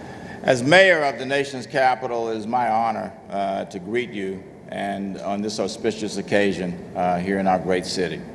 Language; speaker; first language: English; native; English